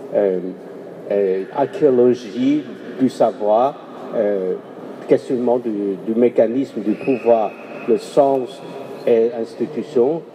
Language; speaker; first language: French; non-native, fluent; Chinese